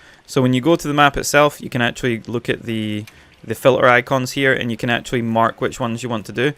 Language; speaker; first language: English; native; English